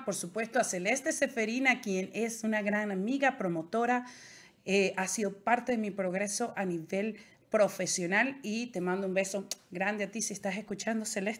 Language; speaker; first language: Spanish; native; Spanish